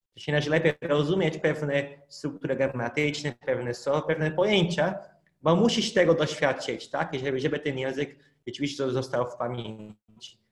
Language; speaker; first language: Polish; non-native, fluent; Portuguese